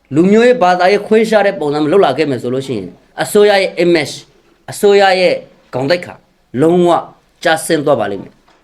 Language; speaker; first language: Burmese; non-native, local second language; Rohingya